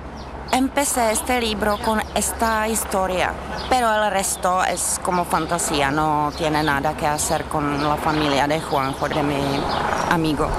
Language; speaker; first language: Spanish; non-native, fluent; Czech